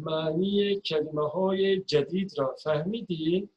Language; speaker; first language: Persian; non-native, fluent; Turkish